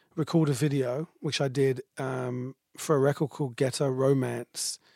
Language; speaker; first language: English; native; English